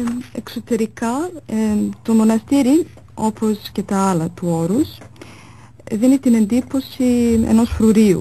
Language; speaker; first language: Greek; non-native, fluent; Serbian